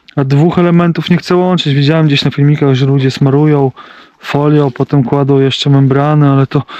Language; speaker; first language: Polish; native; Polish